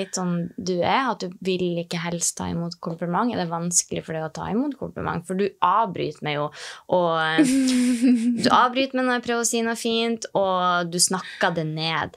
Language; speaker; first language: Norwegian; native; Norwegian